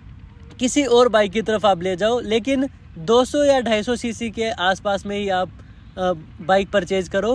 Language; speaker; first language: Hindi; native; Hindi